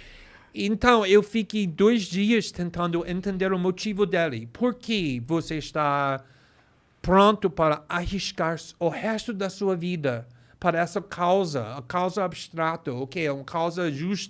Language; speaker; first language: Portuguese; non-native, fluent; English